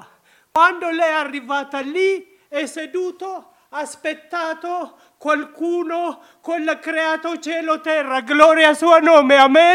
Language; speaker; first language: Italian; non-native, learner; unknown